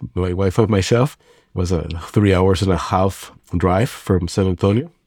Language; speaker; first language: English; non-native, fluent; Spanish